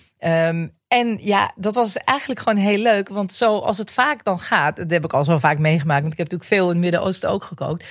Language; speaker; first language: Dutch; native; Dutch